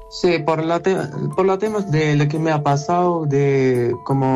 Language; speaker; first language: Spanish; non-native, learner; Arabic